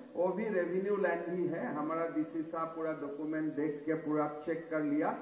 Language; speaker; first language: Hindi; non-native, local second language; Assamese